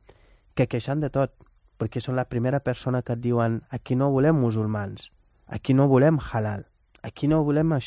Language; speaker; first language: Catalan; non-native, fluent; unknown